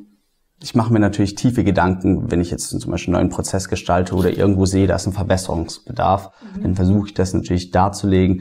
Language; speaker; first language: German; native; German